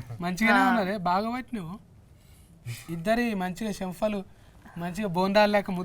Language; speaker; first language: Telugu; native; Telugu